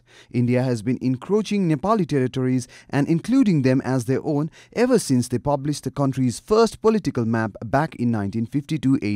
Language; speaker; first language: English; non-native, local second language; Nepali